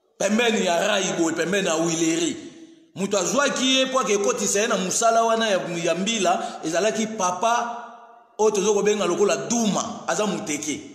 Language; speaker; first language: Lingala; non-native, local second language; Kongo